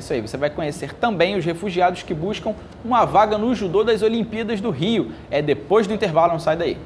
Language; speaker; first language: Portuguese; native; Portuguese